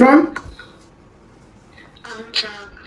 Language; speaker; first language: English; non-native, local second language; Hindi